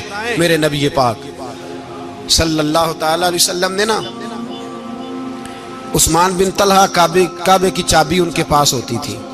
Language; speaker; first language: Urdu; non-native, local second language; Punjabi